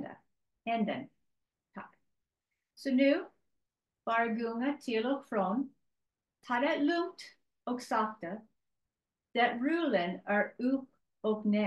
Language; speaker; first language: Swedish; non-native, learner; English